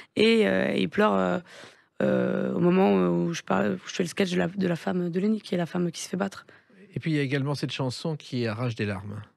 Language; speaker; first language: French; native; French